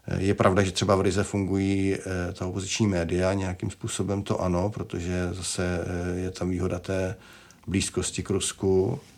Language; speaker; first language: Czech; native; Czech